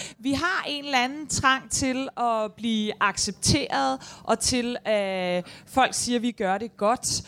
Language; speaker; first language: Danish; native; Danish